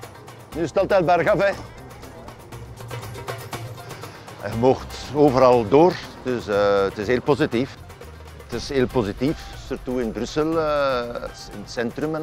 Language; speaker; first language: Dutch; non-native, local second language; French